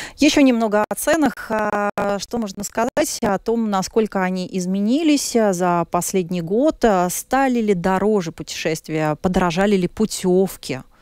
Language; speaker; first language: Russian; native; Russian